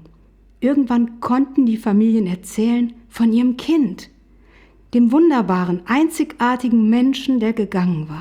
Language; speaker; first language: German; native; German